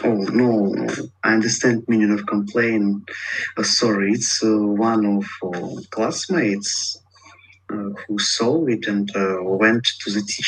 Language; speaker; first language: English; non-native, learner; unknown